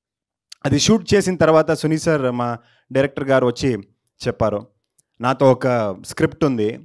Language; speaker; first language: Telugu; non-native, learner; Kannada